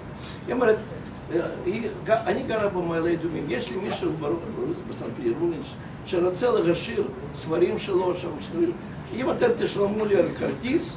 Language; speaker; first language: Hebrew; non-native, fluent; Russian